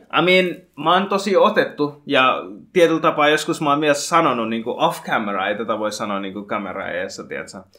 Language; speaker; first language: Finnish; early bilingual, other home language; Bangla